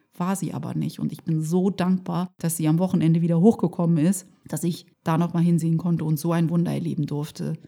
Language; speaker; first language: German; early bilingual, other home language; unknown